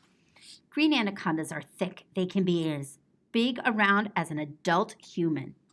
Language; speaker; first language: English; native; English